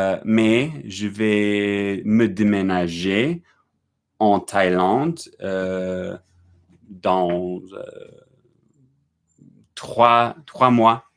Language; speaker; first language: French; non-native, learner; English